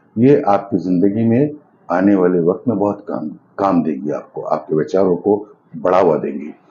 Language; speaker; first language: Hindi; native; Hindi